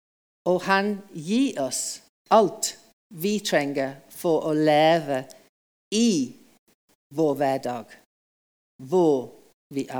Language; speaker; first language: Norwegian; non-native, fluent; English